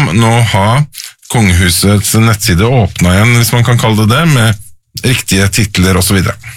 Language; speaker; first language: Norwegian; native; Norwegian